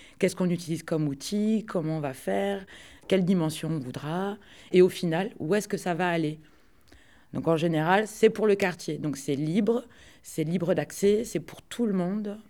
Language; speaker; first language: French; native; French